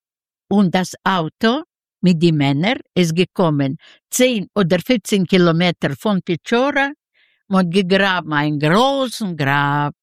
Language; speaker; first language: German; non-native, fluent; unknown